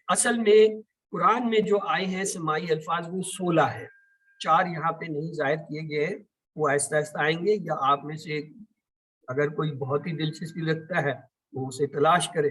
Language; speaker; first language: Urdu; native; Urdu